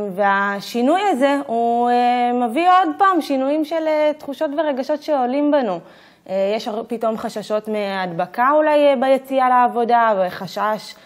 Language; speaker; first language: Hebrew; native; Hebrew